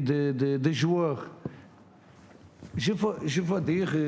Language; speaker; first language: French; non-native, fluent; Portuguese